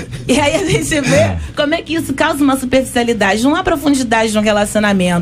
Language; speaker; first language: Portuguese; native; Portuguese